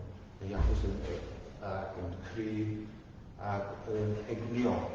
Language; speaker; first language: Welsh; non-native, fluent; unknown